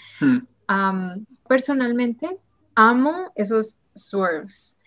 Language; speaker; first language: Spanish; native; Spanish